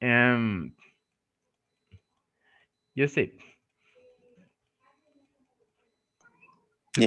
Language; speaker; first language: English; non-native, fluent; Spanish